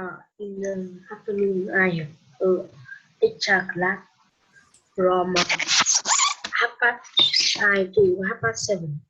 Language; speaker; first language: English; non-native, learner; Vietnamese